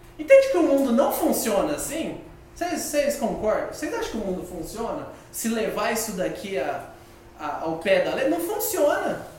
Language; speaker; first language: Portuguese; native; Portuguese